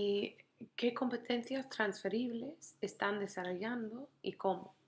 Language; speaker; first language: Spanish; non-native, fluent; English